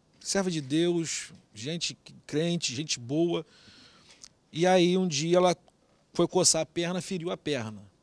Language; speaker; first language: Portuguese; native; Portuguese